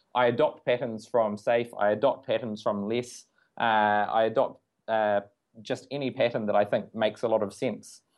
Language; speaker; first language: English; native; English